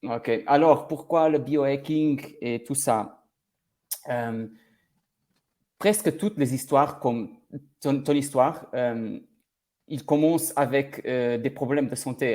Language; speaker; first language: French; non-native, learner; Portuguese